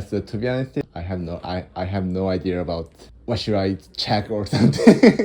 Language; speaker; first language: English; non-native, learner; Korean